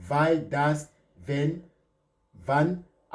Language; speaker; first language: German; non-native, fluent; French